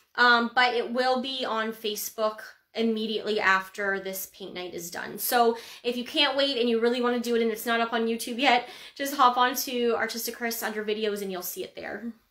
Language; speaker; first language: English; native; English